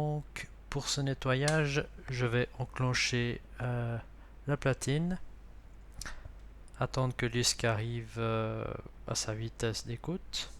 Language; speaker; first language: French; native; French